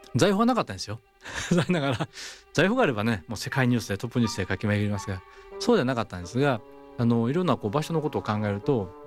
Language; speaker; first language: Japanese; native; Japanese